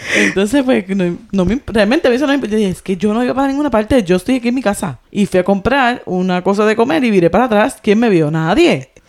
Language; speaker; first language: Spanish; native; Spanish